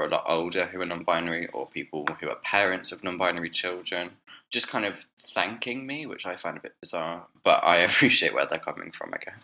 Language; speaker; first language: English; native; English